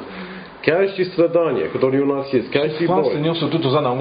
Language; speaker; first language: Russian; non-native, fluent; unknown